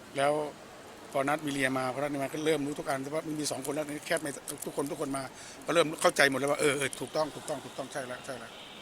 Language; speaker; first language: Thai; native; Thai